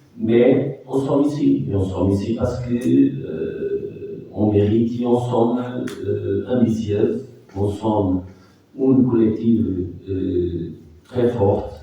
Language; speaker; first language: French; non-native, fluent; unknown